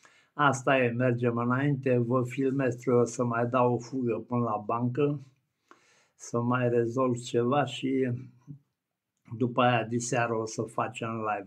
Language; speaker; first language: Romanian; native; Romanian